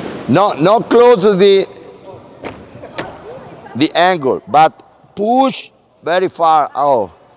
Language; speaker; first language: English; non-native, learner; Italian